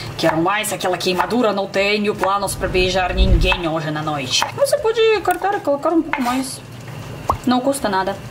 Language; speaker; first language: Portuguese; non-native, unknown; Russian